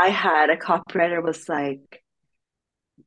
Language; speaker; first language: English; non-native, local second language; Filipino